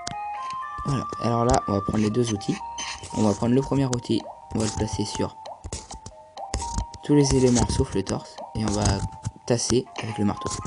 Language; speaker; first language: French; native; French